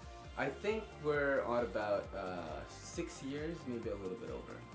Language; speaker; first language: English; native; English